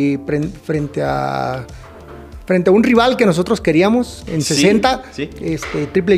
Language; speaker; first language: Spanish; native; Spanish